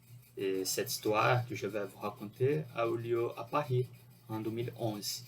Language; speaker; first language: French; non-native, fluent; Portuguese